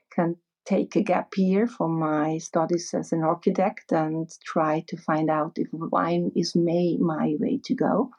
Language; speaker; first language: English; non-native, fluent; German